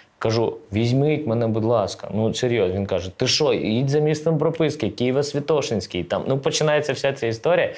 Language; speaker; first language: Ukrainian; native; Ukrainian